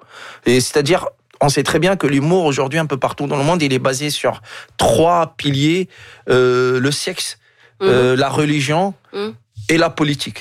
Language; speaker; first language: French; non-native, local second language; Arabic